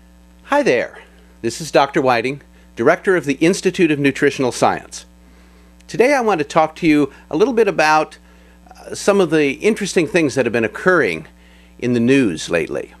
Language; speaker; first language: English; native; English